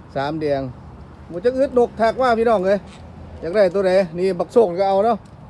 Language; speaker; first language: Thai; native; Thai